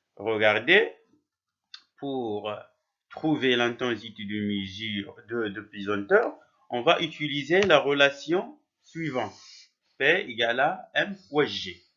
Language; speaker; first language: French; non-native, local second language; Arabic